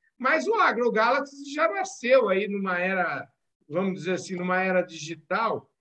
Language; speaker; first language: Portuguese; native; Portuguese